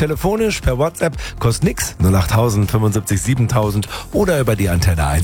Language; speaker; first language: German; native; German